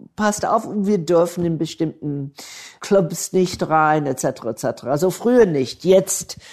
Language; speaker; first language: German; non-native, fluent; English